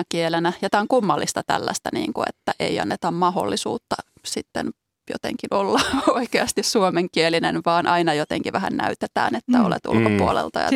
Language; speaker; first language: Finnish; native; Finnish